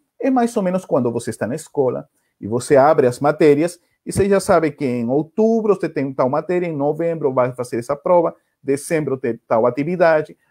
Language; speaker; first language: Portuguese; non-native, fluent; Spanish